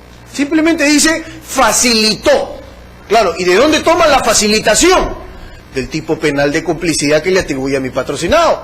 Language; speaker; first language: Spanish; native; Spanish